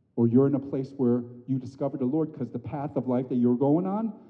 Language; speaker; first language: English; native; English